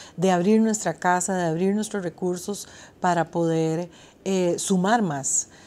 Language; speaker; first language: Spanish; native; Spanish